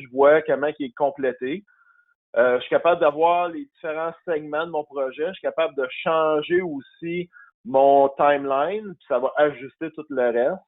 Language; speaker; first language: French; native; French